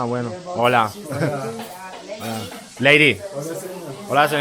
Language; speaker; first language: Spanish; non-native, learner; English